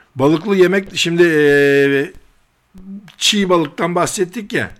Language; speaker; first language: Turkish; native; Turkish